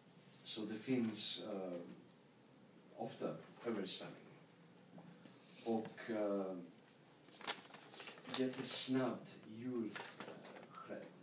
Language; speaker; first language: Swedish; non-native, learner; English